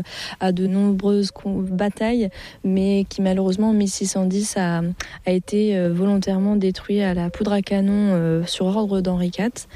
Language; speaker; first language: French; native; French